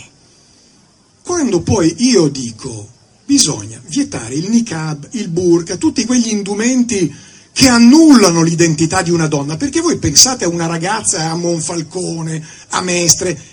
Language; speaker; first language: Italian; native; Italian